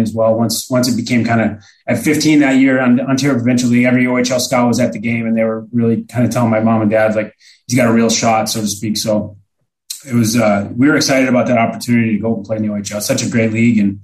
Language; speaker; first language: English; native; English